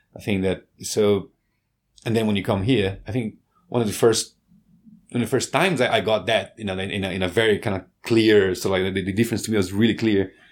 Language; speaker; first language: English; non-native, fluent; Portuguese